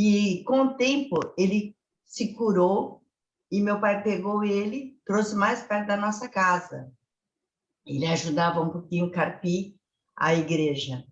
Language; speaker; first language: Portuguese; early bilingual, other home language; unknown